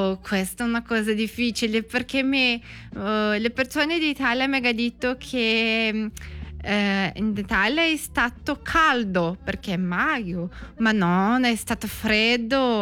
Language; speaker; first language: Italian; non-native, learner; Portuguese